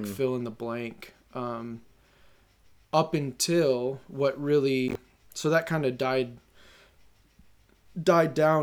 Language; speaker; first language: English; native; English